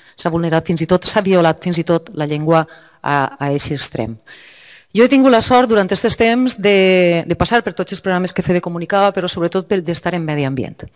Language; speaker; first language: Catalan; native; Catalan